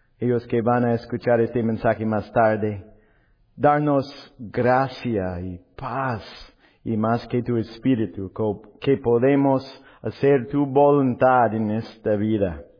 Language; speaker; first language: Spanish; non-native, learner; English